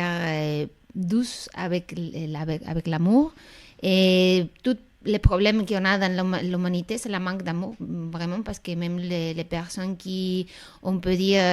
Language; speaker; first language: French; non-native, fluent; Spanish